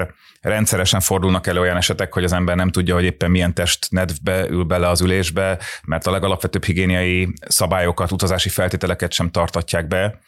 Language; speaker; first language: Hungarian; native; Hungarian